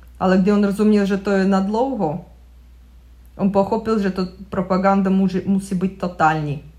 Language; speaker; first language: Czech; non-native, learner; Russian